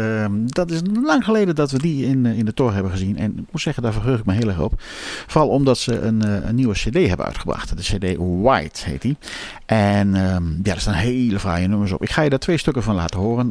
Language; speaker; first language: Dutch; native; Dutch